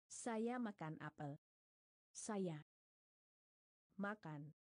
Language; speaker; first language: Indonesian; non-native, learner; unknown